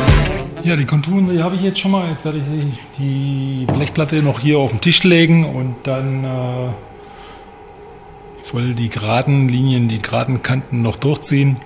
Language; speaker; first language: German; native; German